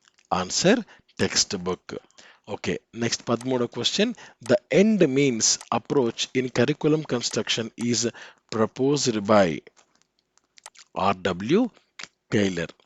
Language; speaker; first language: English; non-native, local second language; Telugu